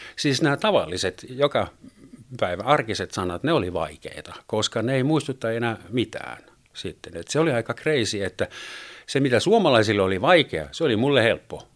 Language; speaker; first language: Finnish; non-native, fluent; German